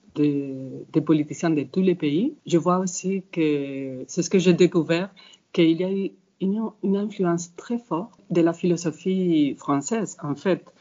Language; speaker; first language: French; non-native, fluent; Spanish